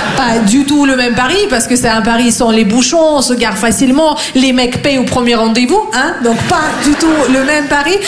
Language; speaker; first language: French; non-native, fluent; Russian